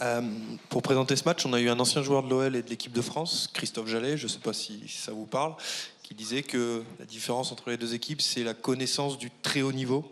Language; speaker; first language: French; native; French